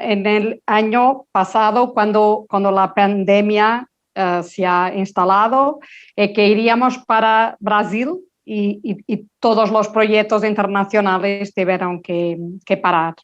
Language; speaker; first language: Spanish; non-native, local second language; Portuguese